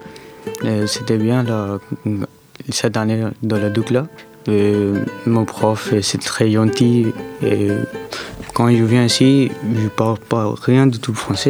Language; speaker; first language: French; non-native, learner; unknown